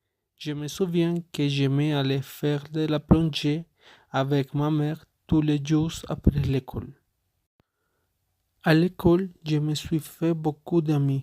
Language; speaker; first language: French; non-native, learner; Spanish